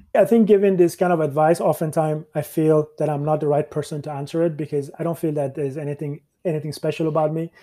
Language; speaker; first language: English; early bilingual, other home language; Persian